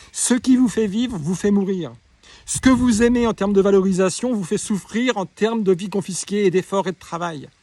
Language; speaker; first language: French; native; French